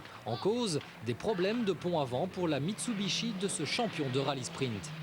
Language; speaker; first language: French; native; French